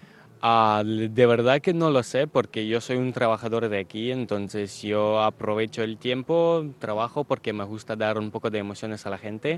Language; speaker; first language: Spanish; non-native, fluent; Ukrainian